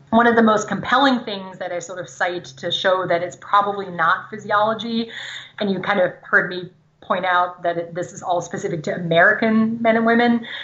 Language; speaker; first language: English; non-native, fluent; German